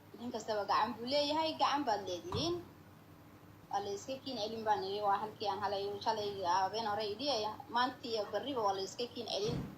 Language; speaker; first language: Somali; non-native, local second language; Oromo